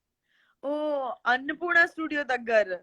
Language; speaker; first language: Telugu; non-native, local second language; Gujarati